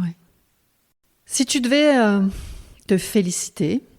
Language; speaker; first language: French; native; French